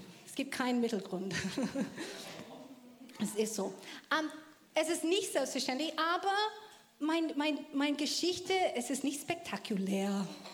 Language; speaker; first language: German; non-native, fluent; English